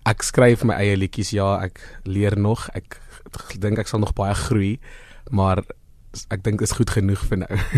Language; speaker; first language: Afrikaans; non-native, local second language; Southern Sotho